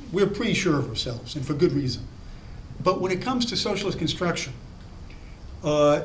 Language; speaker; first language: English; native; English